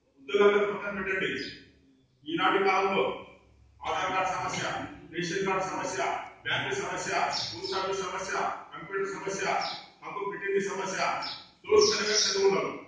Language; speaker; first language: Telugu; non-native, local second language; Urdu